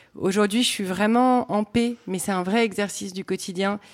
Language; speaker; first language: French; native; French